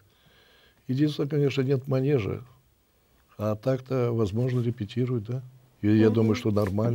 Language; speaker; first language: Russian; native; Russian